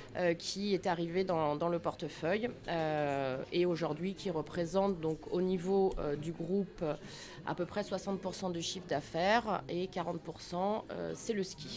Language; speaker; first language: French; native; French